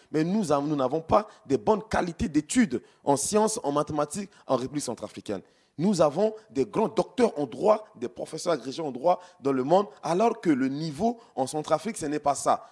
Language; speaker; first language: French; non-native, local second language; Sango